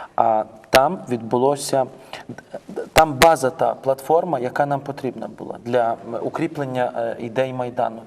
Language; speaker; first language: Ukrainian; native; Ukrainian